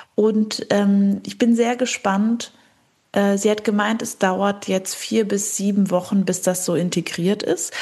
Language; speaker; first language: German; early bilingual, other home language; French